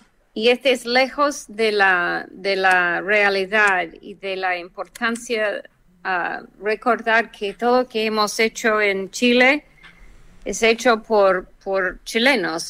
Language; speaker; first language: Spanish; non-native, fluent; English